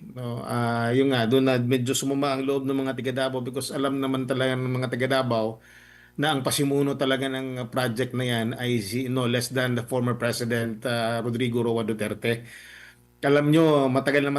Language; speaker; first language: Filipino; non-native, local second language; Cebuano